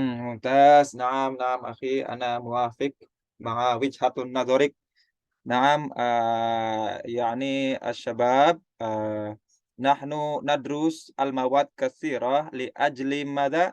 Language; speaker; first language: Arabic; non-native, fluent; Indonesian